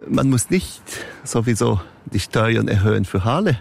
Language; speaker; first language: German; non-native, local second language; French